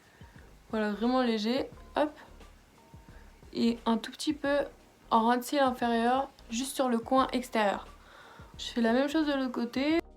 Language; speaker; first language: French; native; French